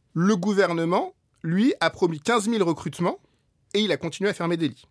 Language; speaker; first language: French; native; French